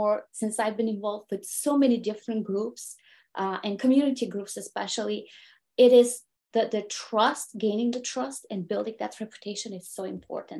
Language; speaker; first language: English; non-native, fluent; Bulgarian